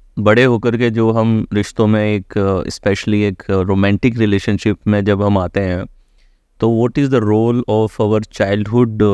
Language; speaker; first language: Hindi; native; Hindi